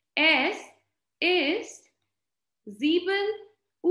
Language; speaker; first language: German; non-native, fluent; Hindi